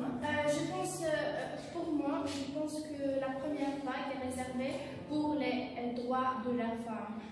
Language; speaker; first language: French; non-native, learner; Arabic